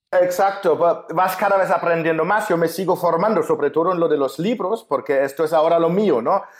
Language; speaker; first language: Spanish; non-native, fluent; German